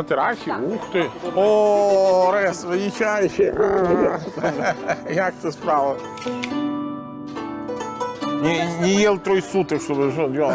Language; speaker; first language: Ukrainian; non-native, learner; Italian